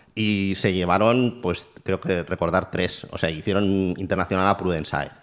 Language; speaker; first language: Spanish; native; Spanish